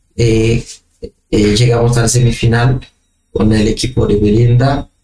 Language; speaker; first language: Spanish; non-native, fluent; Haitian Creole